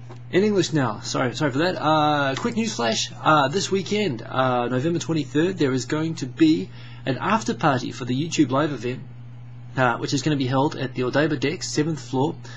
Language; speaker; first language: English; native; English